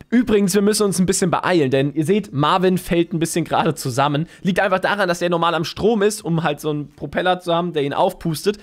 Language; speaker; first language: German; native; German